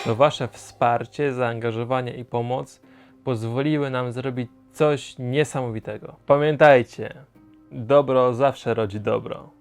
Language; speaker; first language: Polish; native; Polish